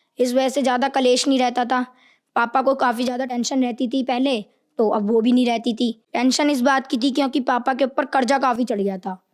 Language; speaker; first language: Hindi; native; Hindi